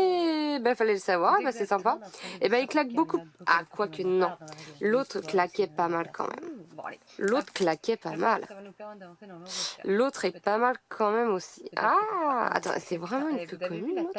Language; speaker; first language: French; native; French